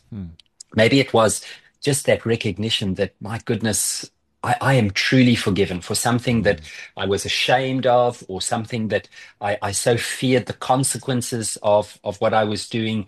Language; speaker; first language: English; native; English